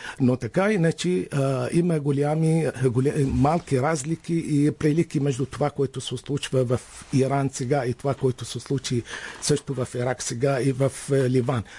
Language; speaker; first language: Bulgarian; non-native, fluent; Arabic